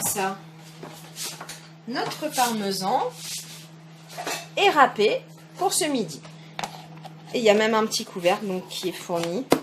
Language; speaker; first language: French; native; French